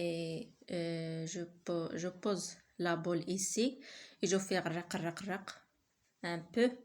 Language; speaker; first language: French; non-native, learner; Arabic